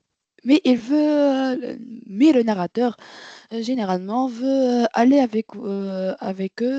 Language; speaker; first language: French; non-native, learner; Arabic